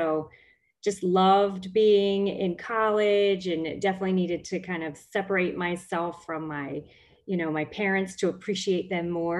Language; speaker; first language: English; native; English